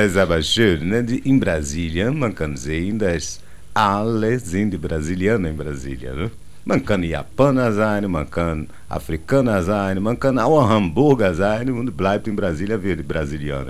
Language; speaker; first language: German; non-native, learner; Portuguese